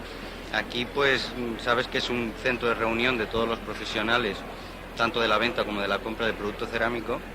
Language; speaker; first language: Spanish; native; Spanish